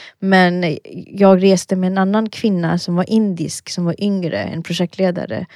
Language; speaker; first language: Swedish; early bilingual, other home language; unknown